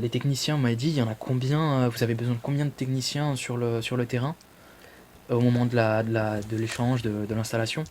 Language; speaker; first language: French; native; French